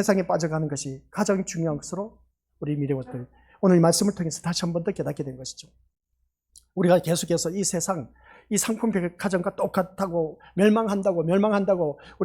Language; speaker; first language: Korean; native; Korean